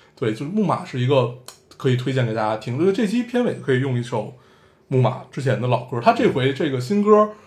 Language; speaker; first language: Chinese; native; Chinese